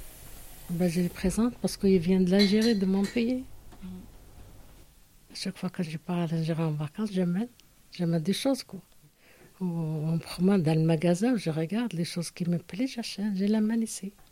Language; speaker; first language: French; non-native, learner; Arabic